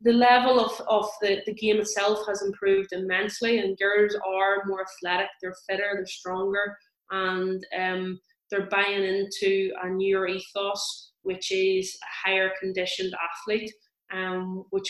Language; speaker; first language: English; native; English